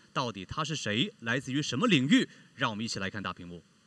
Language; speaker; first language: Chinese; native; Chinese